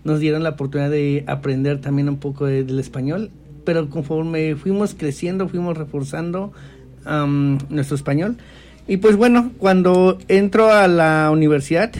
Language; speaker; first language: Spanish; non-native, local second language; Nahuatl languages